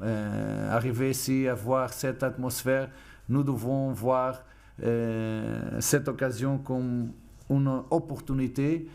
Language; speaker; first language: French; non-native, fluent; Portuguese